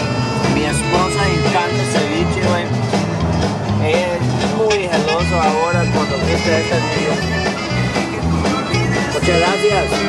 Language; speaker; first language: Spanish; non-native, learner; English